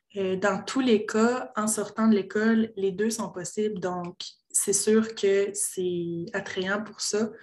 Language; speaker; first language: French; native; French